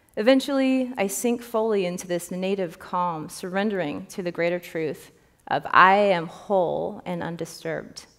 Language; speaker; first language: English; native; English